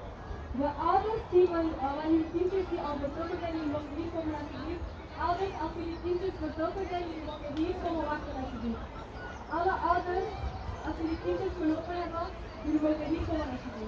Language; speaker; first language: Dutch; non-native, learner; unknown